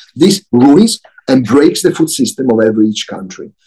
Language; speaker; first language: English; non-native, fluent; Italian